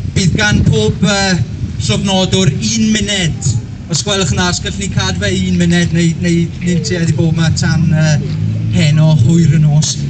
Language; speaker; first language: Welsh; native; Welsh